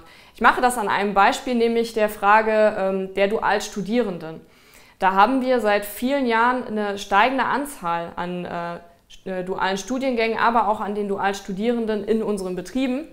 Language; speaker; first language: German; native; German